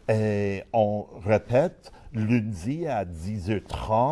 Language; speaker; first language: French; non-native, learner; English